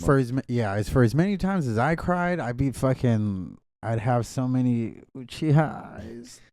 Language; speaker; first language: English; native; English